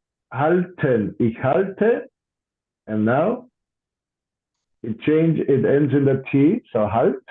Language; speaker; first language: German; non-native, fluent; English